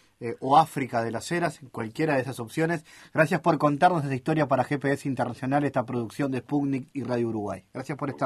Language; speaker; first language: Spanish; native; Spanish